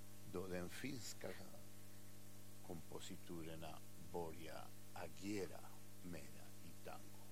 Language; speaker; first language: Swedish; non-native, fluent; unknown